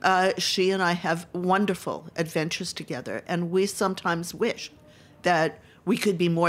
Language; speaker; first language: English; native; English